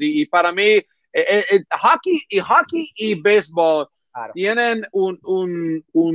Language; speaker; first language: Spanish; non-native, learner; English